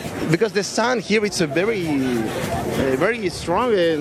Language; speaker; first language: English; non-native, learner; Spanish